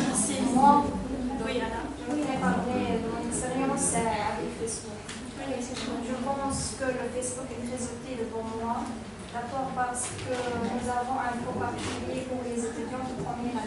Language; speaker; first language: French; non-native, learner; Arabic